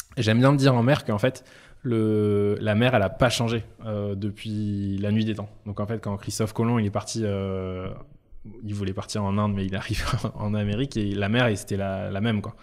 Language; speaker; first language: French; native; French